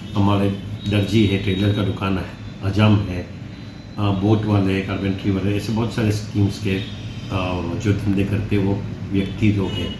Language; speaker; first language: Hindi; non-native, local second language; Gujarati